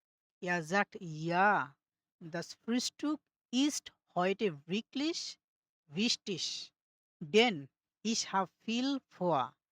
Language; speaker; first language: German; non-native, learner; Bangla